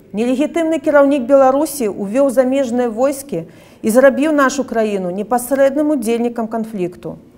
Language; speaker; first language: Belarusian; non-native, local second language; Russian